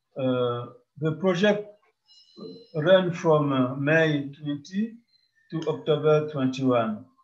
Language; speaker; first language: English; non-native, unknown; French